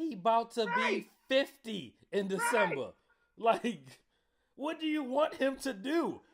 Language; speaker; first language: English; native; English